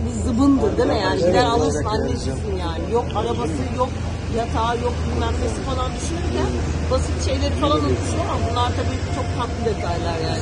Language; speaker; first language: Turkish; native; Turkish